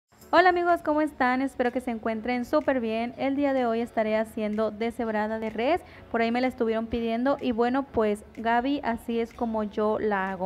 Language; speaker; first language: Spanish; native; Spanish